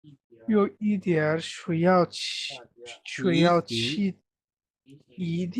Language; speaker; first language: Chinese; non-native, learner; Bangla